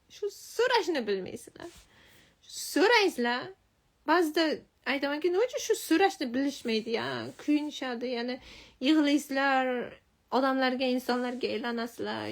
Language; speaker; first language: Uzbek; non-native, local second language; Tajik